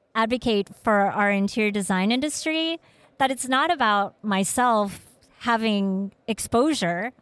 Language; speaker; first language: English; early bilingual, other home language; Vietnamese